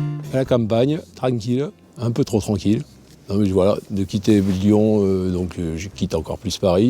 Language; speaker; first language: French; native; French